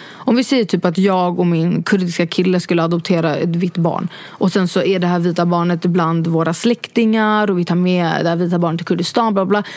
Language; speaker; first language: Swedish; early bilingual, other home language; Kurdish